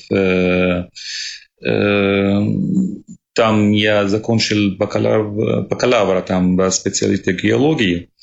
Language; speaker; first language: Russian; non-native, learner; Arabic